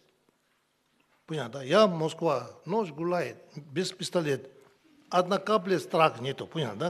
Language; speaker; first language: Russian; non-native, learner; Tibetan